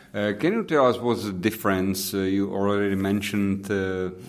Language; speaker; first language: English; non-native, fluent; Czech